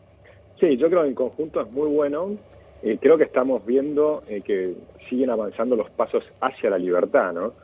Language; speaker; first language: Spanish; native; Spanish